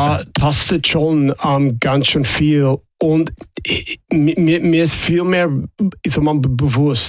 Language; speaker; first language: German; non-native, fluent; English